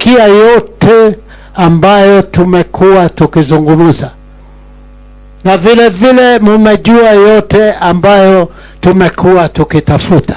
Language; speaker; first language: Swahili; non-native, local second language; Kikuyu